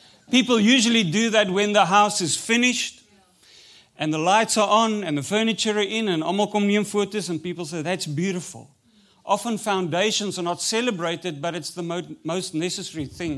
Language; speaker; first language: English; non-native, fluent; Afrikaans